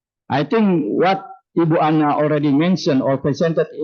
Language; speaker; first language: English; non-native, fluent; Indonesian